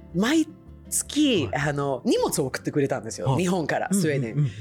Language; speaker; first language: Japanese; non-native, fluent; Swedish